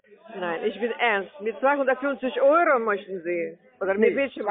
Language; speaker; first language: German; non-native, fluent; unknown